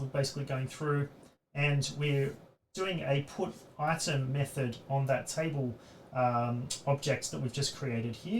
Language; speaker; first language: English; native; English